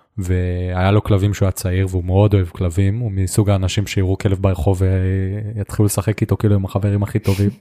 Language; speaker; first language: Hebrew; native; Hebrew